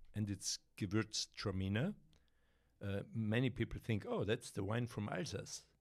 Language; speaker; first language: English; non-native, fluent; German